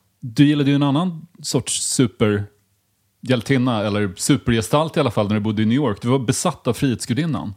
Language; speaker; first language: Swedish; native; Swedish